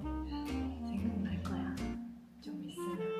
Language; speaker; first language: Korean; non-native, fluent; Japanese